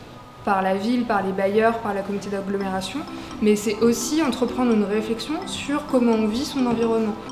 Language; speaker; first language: French; native; French